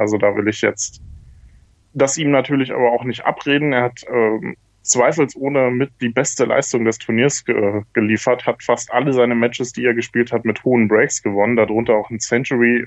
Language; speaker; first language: German; native; German